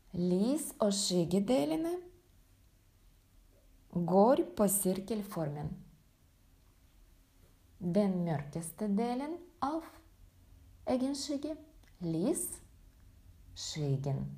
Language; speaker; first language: Norwegian; non-native, fluent; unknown